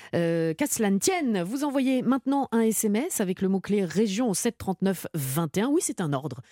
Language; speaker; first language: French; native; French